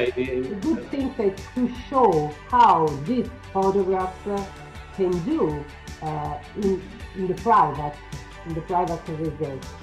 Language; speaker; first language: English; non-native, learner; Italian